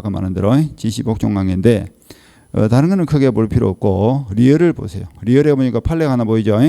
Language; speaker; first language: Korean; native; Korean